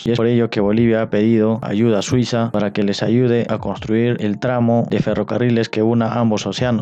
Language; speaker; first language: Spanish; native; Spanish